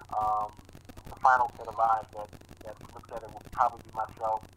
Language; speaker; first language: English; native; English